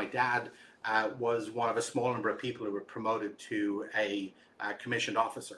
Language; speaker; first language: English; native; English